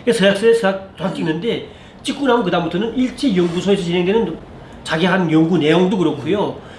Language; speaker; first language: Korean; native; Korean